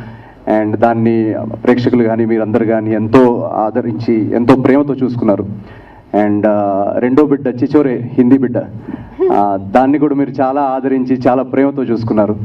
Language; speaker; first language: Telugu; native; Telugu